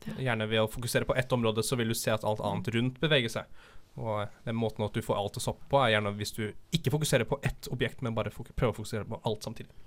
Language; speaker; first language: Norwegian; native; Norwegian